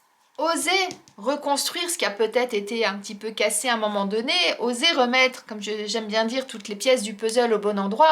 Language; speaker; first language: French; native; French